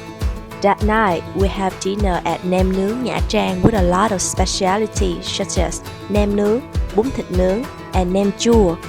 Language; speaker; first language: English; non-native, learner; Vietnamese